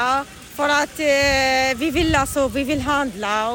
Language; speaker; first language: Swedish; non-native, learner; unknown